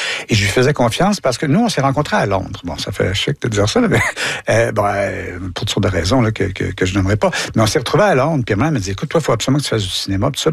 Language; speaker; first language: French; native; French